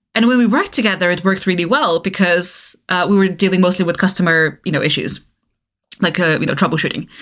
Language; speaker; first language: English; non-native, fluent; Bulgarian